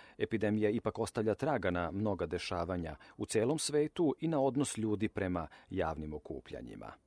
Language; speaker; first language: Serbian; native; Serbian